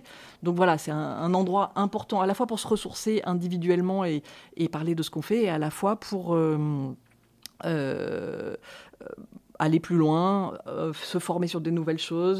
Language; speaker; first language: French; native; French